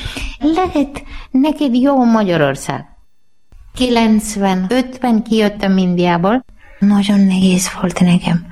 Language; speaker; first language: Hungarian; non-native, learner; Malayalam